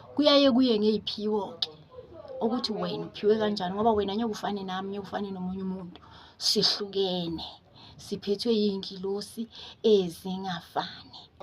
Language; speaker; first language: Zulu; native; Zulu